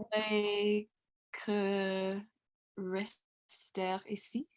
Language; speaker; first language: French; non-native, learner; English